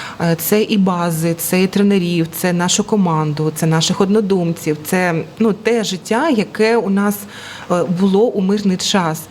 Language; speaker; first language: Ukrainian; native; Ukrainian